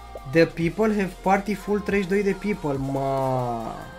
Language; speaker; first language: English; non-native, learner; Romanian